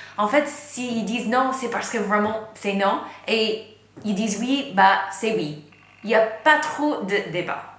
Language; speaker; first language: French; non-native, fluent; English